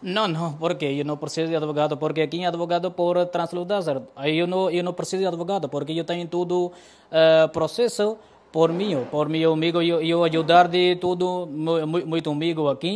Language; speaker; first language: Portuguese; non-native, learner; Punjabi